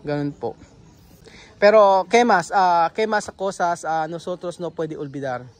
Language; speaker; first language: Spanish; non-native, learner; Filipino